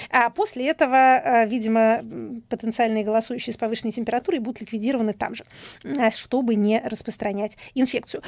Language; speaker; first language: Russian; native; Russian